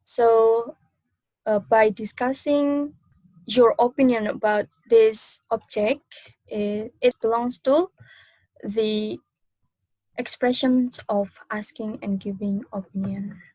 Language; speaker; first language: English; non-native, learner; Indonesian